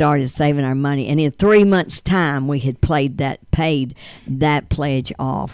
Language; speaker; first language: English; native; English